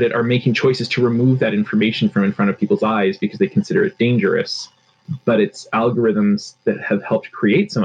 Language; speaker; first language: English; native; English